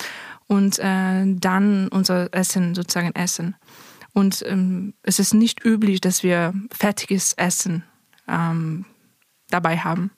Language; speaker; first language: German; non-native, fluent; Persian